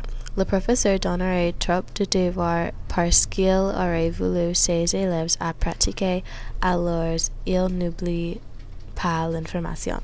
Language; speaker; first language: French; non-native, learner; English